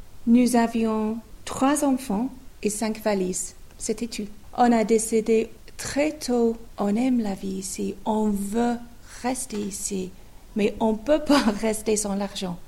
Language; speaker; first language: French; non-native, fluent; English